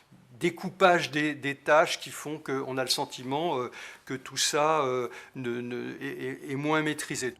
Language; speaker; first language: French; native; French